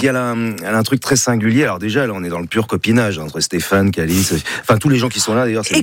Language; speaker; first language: French; native; French